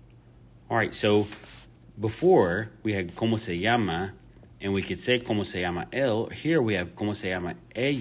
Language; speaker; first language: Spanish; non-native, fluent; English